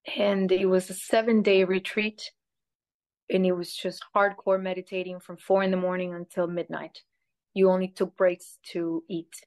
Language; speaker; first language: English; early bilingual, other home language; Spanish